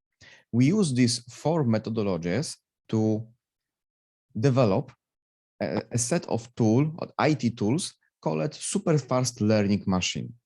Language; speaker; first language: English; non-native, fluent; Polish